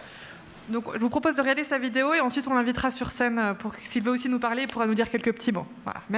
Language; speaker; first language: French; native; French